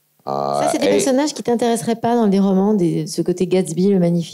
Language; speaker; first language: French; native; French